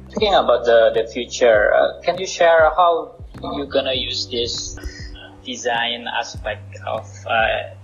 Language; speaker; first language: English; non-native, learner; Indonesian